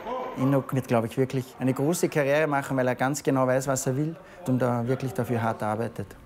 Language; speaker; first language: German; native; German